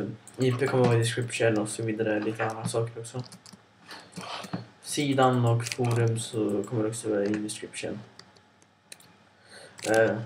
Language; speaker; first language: Swedish; native; Swedish